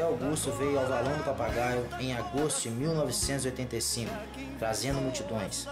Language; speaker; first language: Portuguese; native; Portuguese